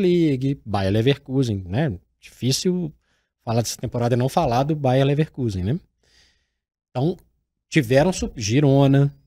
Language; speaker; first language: Portuguese; native; Portuguese